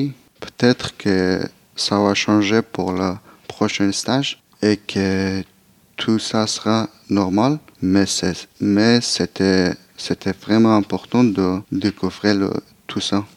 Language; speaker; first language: French; non-native, learner; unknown